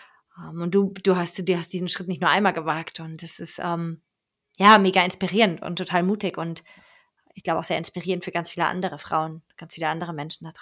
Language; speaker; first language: German; native; German